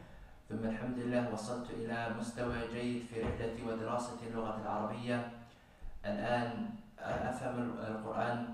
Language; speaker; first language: Arabic; non-native, fluent; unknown